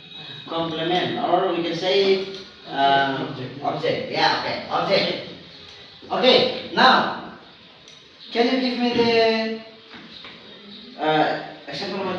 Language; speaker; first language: English; non-native, learner; Indonesian